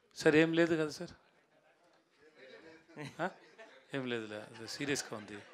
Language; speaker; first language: Telugu; non-native, learner; Tamil